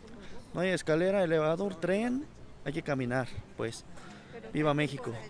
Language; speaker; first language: Spanish; non-native, fluent; Korean